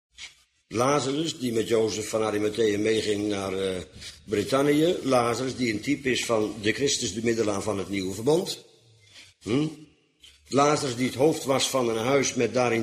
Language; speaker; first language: Dutch; native; Dutch